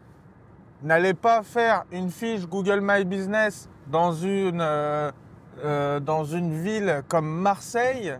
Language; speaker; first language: French; native; French